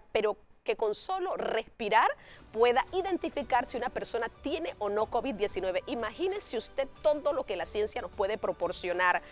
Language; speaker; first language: Spanish; native; Spanish